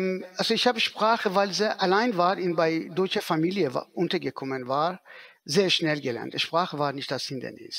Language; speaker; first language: German; non-native, fluent; Persian